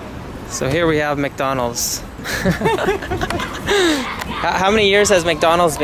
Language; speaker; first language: English; native; English